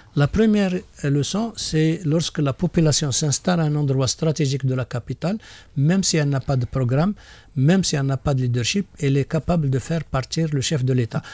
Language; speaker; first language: French; non-native, local second language; Arabic